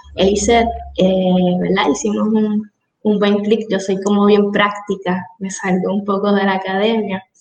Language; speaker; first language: Spanish; native; Spanish